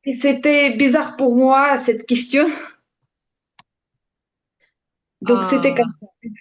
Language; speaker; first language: French; non-native, learner; Ukrainian